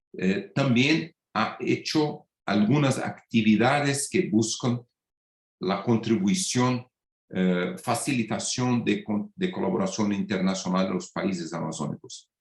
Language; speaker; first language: Spanish; non-native, fluent; Portuguese